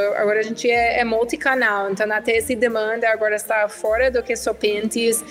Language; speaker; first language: Portuguese; non-native, fluent; English